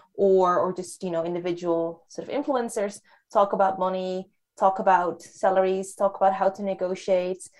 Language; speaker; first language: English; non-native, fluent; Dutch